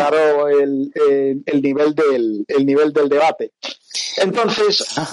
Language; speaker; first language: Spanish; early bilingual, other home language; Portuguese